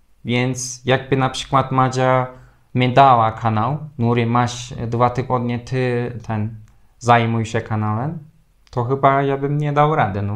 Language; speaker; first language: Polish; non-native, fluent; Turkish